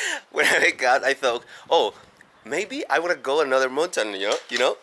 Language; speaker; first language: English; non-native, learner; Spanish